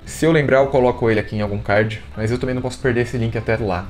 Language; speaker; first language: Portuguese; native; Portuguese